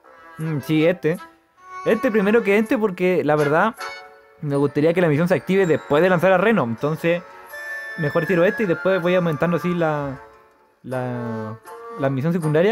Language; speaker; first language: Spanish; native; Spanish